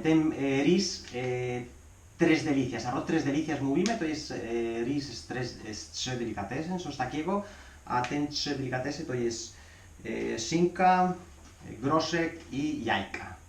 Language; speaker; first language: Polish; non-native, learner; Spanish